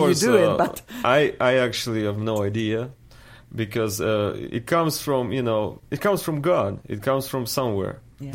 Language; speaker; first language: English; non-native, fluent; Russian